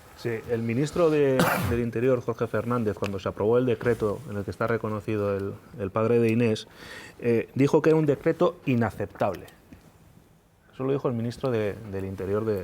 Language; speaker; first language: Spanish; native; Spanish